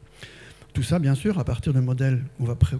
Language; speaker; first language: French; native; French